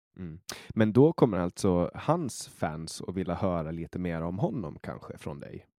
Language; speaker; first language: Swedish; native; Swedish